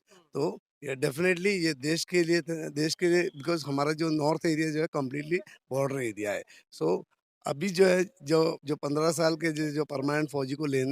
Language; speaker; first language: Hindi; native; Hindi